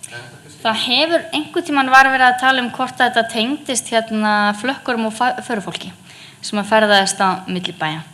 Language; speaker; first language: Icelandic; native; Icelandic